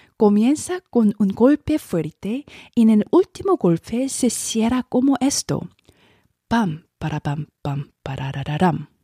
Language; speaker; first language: Spanish; non-native, learner; Korean